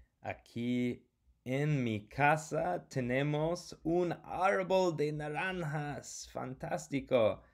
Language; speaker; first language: Spanish; non-native, fluent; English